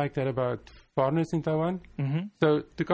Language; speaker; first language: English; non-native, local second language; Afrikaans